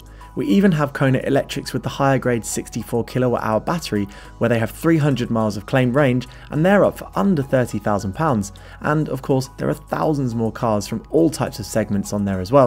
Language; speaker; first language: English; native; English